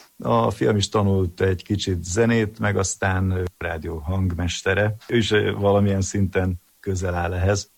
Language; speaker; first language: Hungarian; native; Hungarian